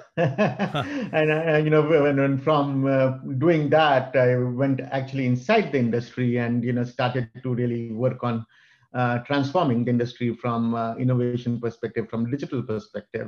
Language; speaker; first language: English; non-native, local second language; Hindi